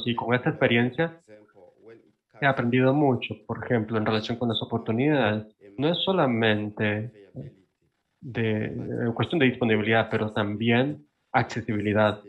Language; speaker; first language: Spanish; non-native, fluent; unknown